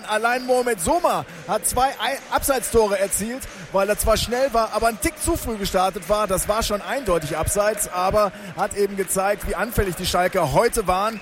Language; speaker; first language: German; native; German